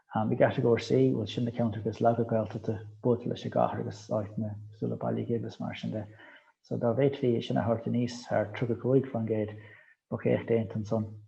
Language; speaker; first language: Irish; native; Irish